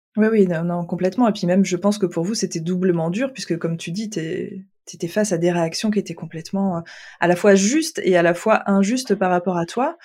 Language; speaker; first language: French; native; French